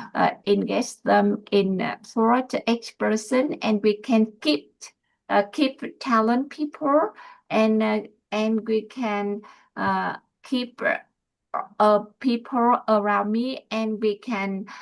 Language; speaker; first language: English; non-native, learner; Vietnamese